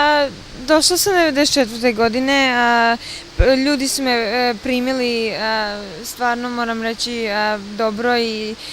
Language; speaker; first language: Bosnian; early bilingual, other home language; Serbian